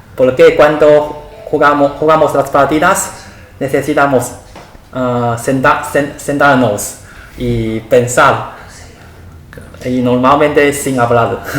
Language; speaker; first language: Spanish; non-native, learner; Chinese